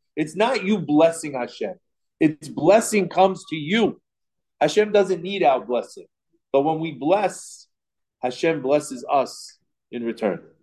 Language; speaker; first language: English; native; English